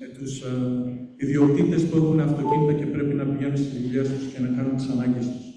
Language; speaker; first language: Greek; early bilingual, heritage; Greek